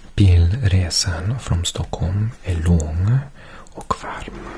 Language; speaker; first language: Swedish; non-native, learner; Welsh